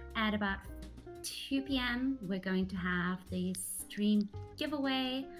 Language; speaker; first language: English; early bilingual, other home language; German